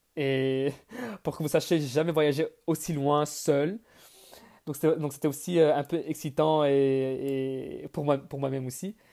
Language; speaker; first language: French; native; French